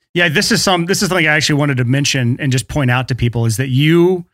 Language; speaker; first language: English; native; English